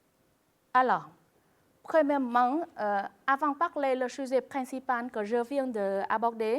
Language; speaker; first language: French; non-native, fluent; Vietnamese